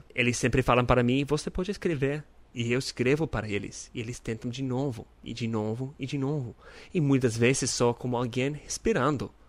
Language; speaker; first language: Portuguese; non-native, learner; English